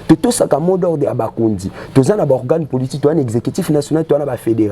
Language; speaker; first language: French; non-native, local second language; Lingala